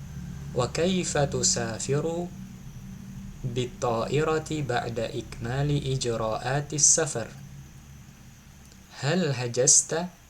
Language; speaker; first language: Arabic; non-native, fluent; Indonesian